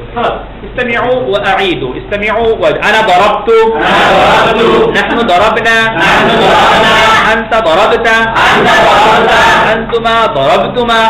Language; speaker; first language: Arabic; non-native, fluent; Bangla